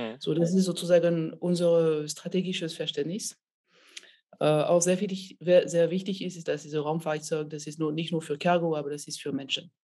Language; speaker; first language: German; non-native, fluent; French